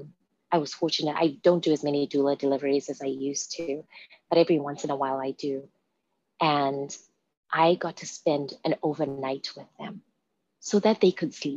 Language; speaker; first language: English; non-native, local second language; Shona